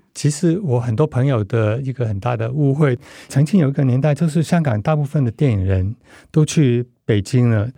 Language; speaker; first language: Chinese; non-native, local second language; Cantonese